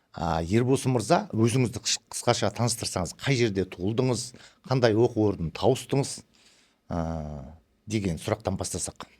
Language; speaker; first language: Kazakh; early bilingual, heritage; Kazakh